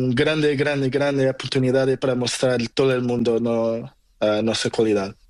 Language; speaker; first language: Spanish; non-native, learner; Portuguese